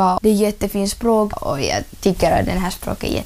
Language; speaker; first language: Swedish; early bilingual, other home language; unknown